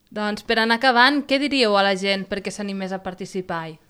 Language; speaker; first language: Catalan; native; Catalan